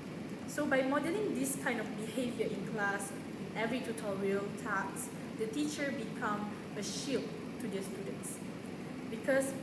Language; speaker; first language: English; non-native, local second language; Malay